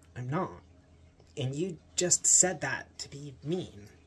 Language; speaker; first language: English; native; English